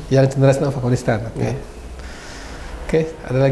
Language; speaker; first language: Indonesian; native; Indonesian